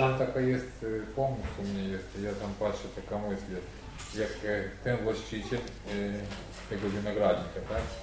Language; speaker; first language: Polish; non-native, learner; Russian